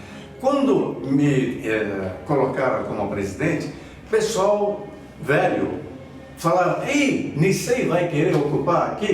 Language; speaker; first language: Portuguese; early bilingual, other home language; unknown